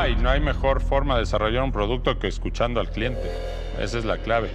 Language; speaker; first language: Spanish; native; Spanish